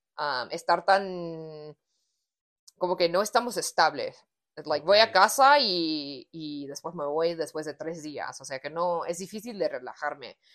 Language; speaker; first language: Spanish; early bilingual, heritage; Spanish